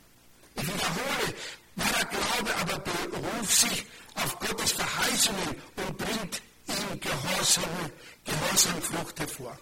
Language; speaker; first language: German; non-native, fluent; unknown